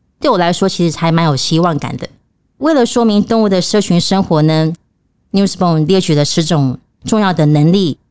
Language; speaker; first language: Chinese; native; Chinese